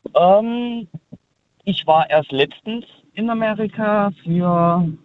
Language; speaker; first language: German; early bilingual, heritage; German